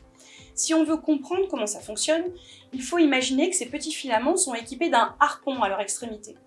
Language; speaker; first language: French; native; French